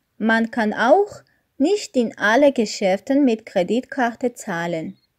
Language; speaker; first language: German; non-native, learner; Armenian